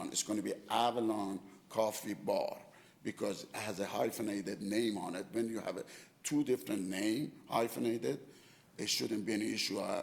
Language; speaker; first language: English; non-native, fluent; Persian